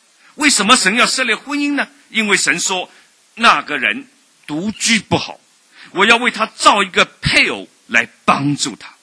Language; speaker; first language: Chinese; native; Chinese